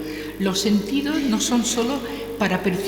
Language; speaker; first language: Spanish; native; Spanish